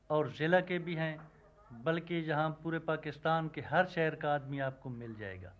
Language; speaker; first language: Urdu; non-native, local second language; Punjabi